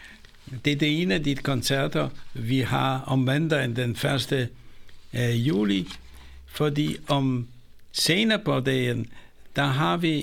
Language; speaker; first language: Danish; non-native, fluent; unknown